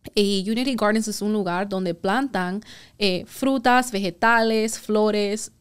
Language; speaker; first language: Spanish; early bilingual, heritage; Spanish